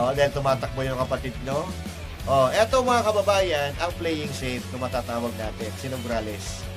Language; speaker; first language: Filipino; non-native, local second language; Iloko